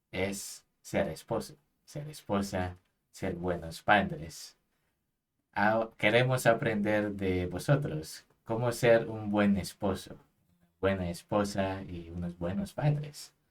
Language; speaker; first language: Spanish; non-native, fluent; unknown